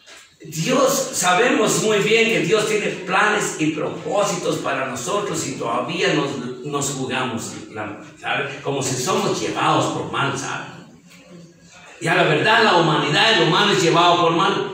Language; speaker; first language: Spanish; native; Spanish